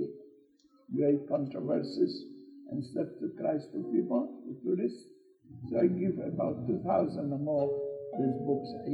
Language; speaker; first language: English; non-native, fluent; Polish